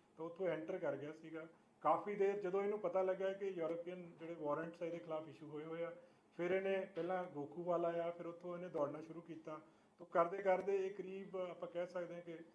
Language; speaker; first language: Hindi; non-native, local second language; Punjabi